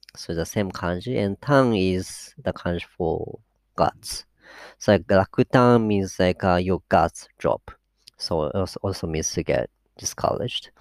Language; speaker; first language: English; non-native, fluent; Japanese